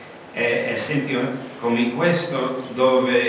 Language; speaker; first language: Italian; non-native, learner; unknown